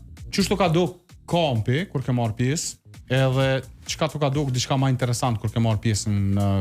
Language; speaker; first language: Albanian; native; Albanian